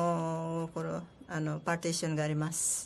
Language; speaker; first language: Japanese; non-native, learner; Filipino